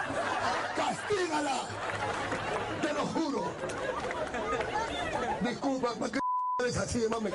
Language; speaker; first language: Spanish; native; Spanish